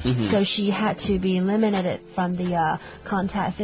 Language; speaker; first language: English; non-native, fluent; Chinese